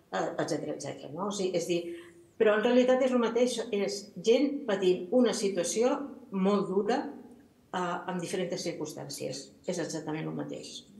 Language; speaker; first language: Catalan; native; Catalan